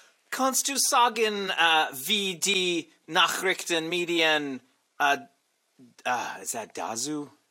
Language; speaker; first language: German; non-native, learner; English